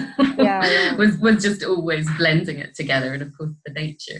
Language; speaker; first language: English; native; English